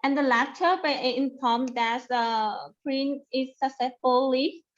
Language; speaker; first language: English; non-native, learner; Vietnamese